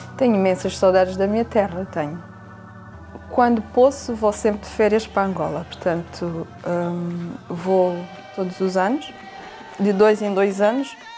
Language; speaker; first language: Portuguese; native; Portuguese